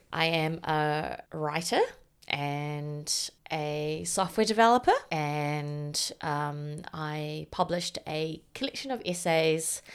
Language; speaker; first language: English; native; English